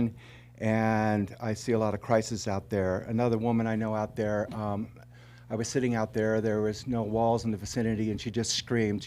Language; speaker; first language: English; native; English